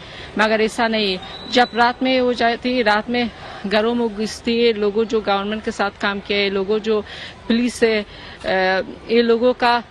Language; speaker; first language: Hindi; non-native, learner; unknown